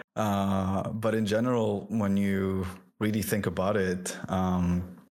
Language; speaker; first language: English; non-native, fluent; French